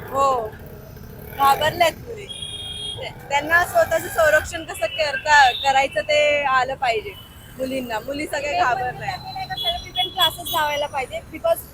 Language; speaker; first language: Marathi; native; Marathi